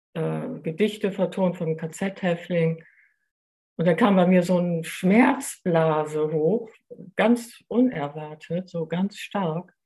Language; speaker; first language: German; native; German